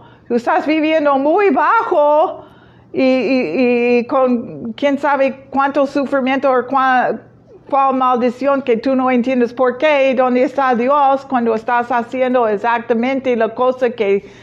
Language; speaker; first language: Spanish; non-native, fluent; English